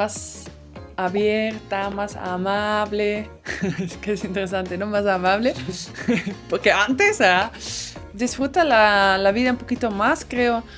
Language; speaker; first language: Spanish; non-native, fluent; Dutch